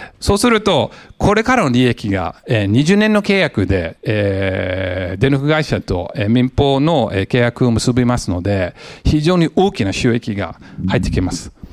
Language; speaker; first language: Japanese; non-native, fluent; English